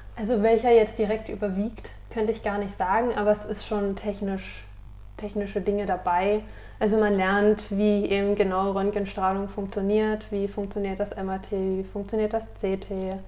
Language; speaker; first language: German; native; German